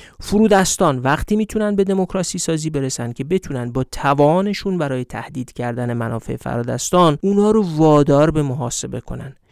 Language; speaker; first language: Persian; native; Persian